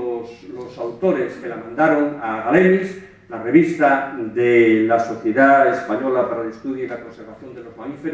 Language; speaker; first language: Spanish; native; Spanish